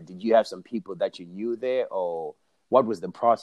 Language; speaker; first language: English; non-native, local second language; Shona